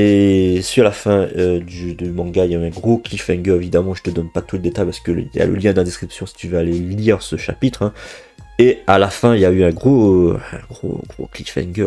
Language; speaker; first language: French; native; French